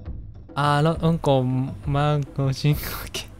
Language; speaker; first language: Japanese; non-native, learner; Indonesian